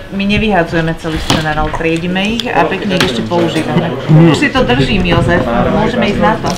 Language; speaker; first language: Slovak; native; Slovak